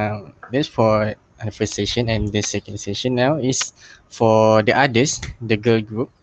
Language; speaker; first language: English; non-native, local second language; Malay